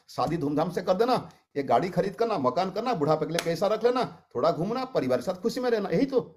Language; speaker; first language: Hindi; non-native, local second language; Odia